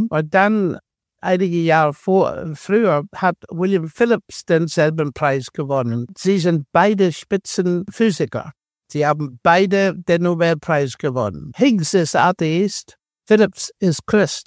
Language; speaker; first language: German; non-native, fluent; English